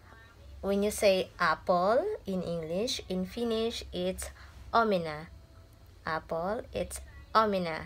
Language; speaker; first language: English; non-native, local second language; Filipino